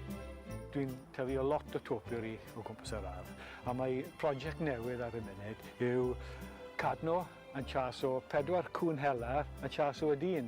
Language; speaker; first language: Welsh; non-native, local second language; English